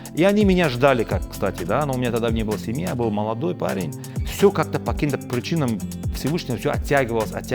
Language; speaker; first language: Russian; non-native, local second language; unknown